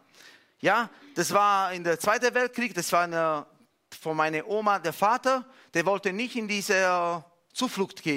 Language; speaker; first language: German; non-native, fluent; Italian